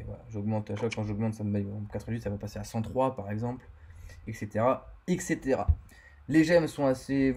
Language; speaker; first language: French; native; French